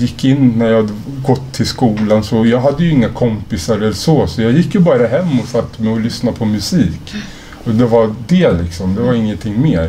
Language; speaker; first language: Swedish; native; Swedish